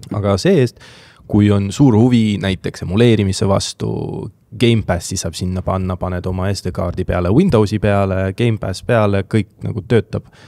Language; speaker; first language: Estonian; non-native, local second language; Russian